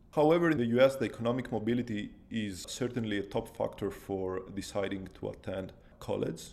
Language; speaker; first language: English; non-native, fluent; Greek